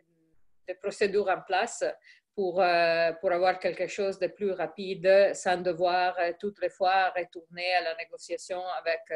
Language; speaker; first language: French; non-native, fluent; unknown